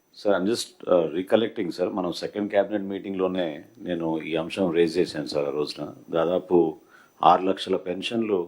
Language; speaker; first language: Telugu; native; Telugu